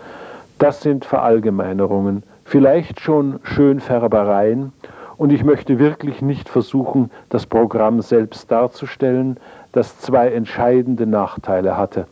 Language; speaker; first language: German; native; German